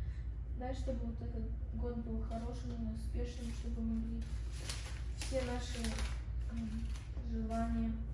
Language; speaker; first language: Russian; early bilingual, heritage; Russian